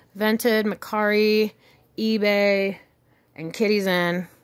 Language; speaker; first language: English; native; English